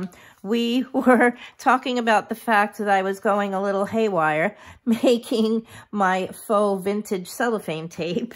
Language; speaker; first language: English; native; English